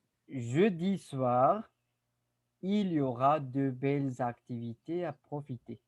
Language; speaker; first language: French; non-native, fluent; Spanish